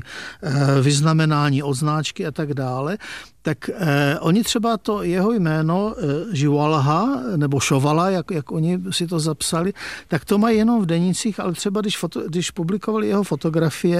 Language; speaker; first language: Czech; native; Czech